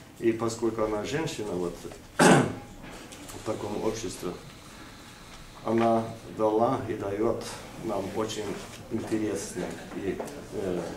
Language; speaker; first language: Russian; non-native, fluent; Norwegian